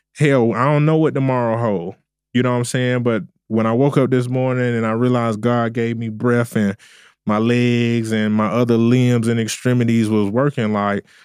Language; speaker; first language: English; native; English